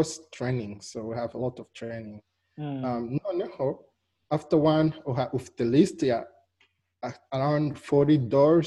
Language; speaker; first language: English; non-native, local second language; Kinyarwanda